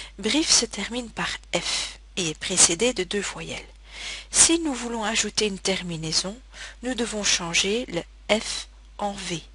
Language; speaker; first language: French; native; French